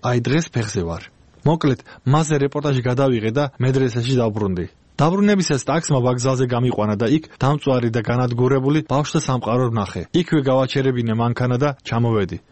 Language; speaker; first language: Georgian; non-native, local second language; Azerbaijani